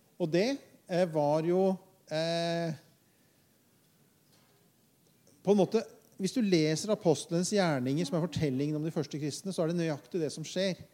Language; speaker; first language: Norwegian; native; Norwegian